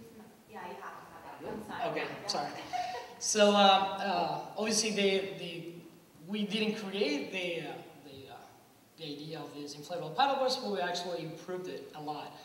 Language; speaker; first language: English; non-native, fluent; Spanish